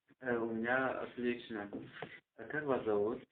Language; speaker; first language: Russian; non-native, local second language; Tajik